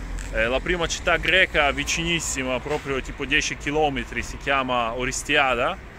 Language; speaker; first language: Italian; non-native, fluent; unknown